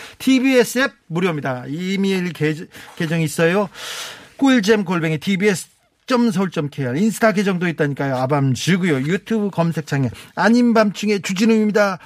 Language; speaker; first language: Korean; native; Korean